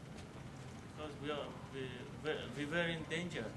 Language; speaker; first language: English; non-native, learner; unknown